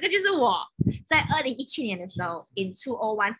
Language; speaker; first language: Chinese; native; Chinese